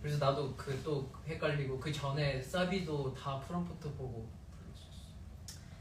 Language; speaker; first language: Korean; non-native, fluent; Chinese